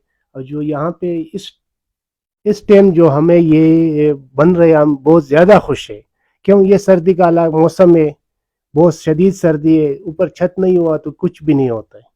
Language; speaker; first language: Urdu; non-native, local second language; Pashto